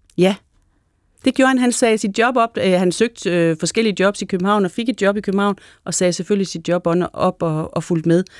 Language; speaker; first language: Danish; native; Danish